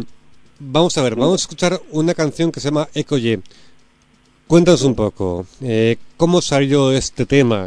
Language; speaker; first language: Spanish; native; Spanish